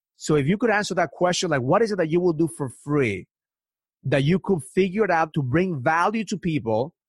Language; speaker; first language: English; early bilingual, other home language; Spanish